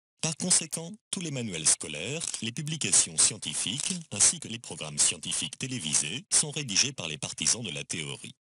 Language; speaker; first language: French; native; French